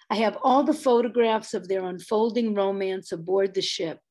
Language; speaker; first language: English; native; English